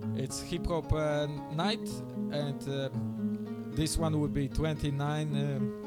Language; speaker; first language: English; non-native, fluent; Polish